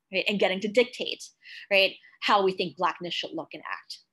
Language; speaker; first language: English; native; English